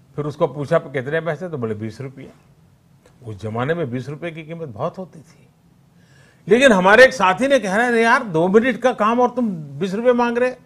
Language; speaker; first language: Hindi; native; Hindi